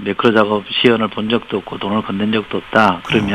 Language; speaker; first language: Korean; native; Korean